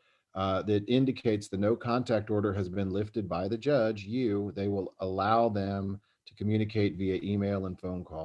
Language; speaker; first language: English; native; English